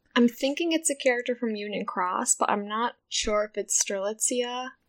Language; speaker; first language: English; native; English